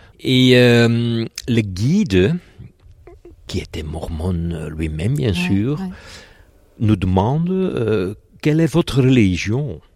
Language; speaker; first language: French; non-native, local second language; Dutch